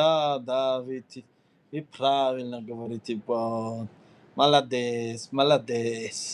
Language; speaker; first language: Russian; non-native, learner; Tajik